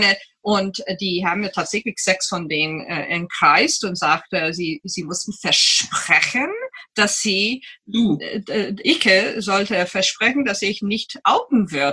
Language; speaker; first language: German; non-native, fluent; English